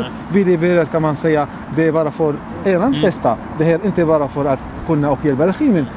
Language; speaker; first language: Swedish; non-native, fluent; Arabic